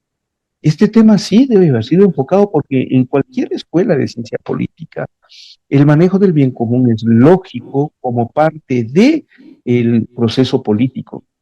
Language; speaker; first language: Spanish; native; Spanish